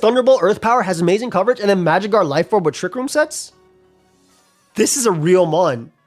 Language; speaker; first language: English; native; English